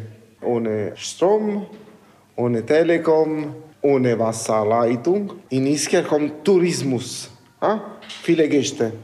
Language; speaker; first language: German; non-native, learner; Italian